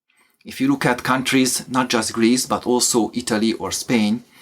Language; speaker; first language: English; non-native, fluent; Hungarian